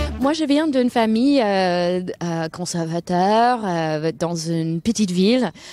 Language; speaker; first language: French; non-native, fluent; English